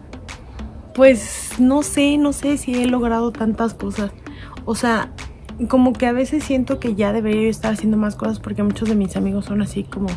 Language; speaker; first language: Spanish; native; Spanish